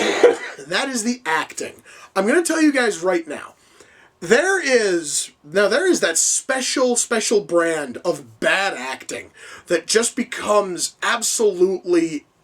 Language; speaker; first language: English; native; English